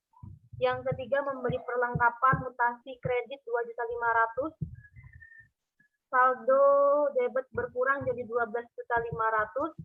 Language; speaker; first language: Indonesian; native; Indonesian